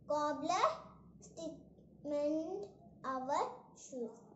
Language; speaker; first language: English; non-native, learner; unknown